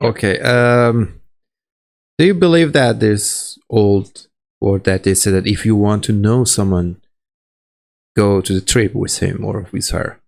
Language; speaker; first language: English; non-native, learner; Persian